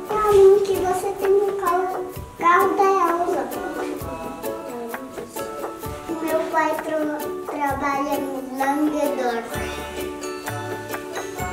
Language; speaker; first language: Portuguese; early bilingual, heritage; Portuguese